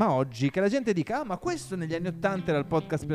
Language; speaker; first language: Italian; native; Italian